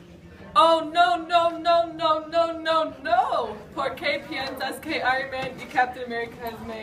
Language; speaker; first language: Spanish; non-native, learner; English